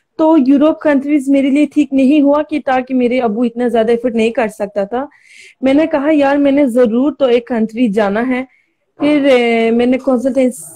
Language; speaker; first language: Hindi; non-native, learner; Turkish